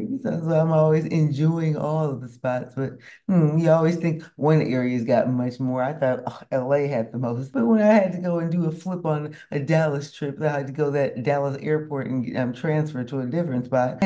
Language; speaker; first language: English; native; English